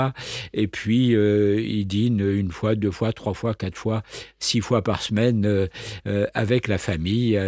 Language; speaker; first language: French; native; French